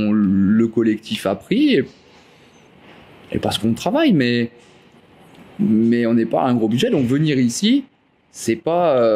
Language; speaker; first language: French; native; French